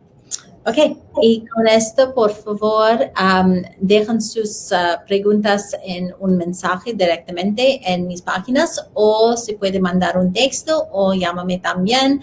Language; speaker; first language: Spanish; non-native, learner; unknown